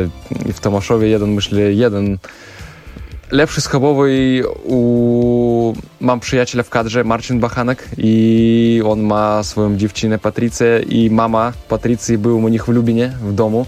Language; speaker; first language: Polish; non-native, learner; Russian